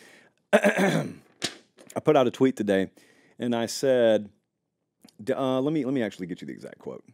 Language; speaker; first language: English; native; English